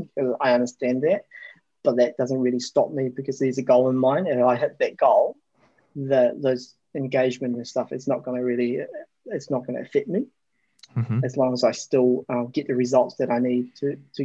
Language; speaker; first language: English; native; English